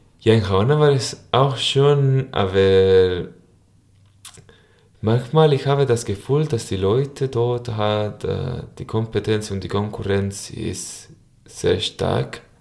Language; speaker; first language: German; non-native, learner; Spanish